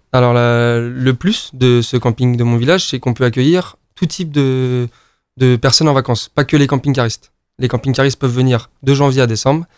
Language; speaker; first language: French; native; French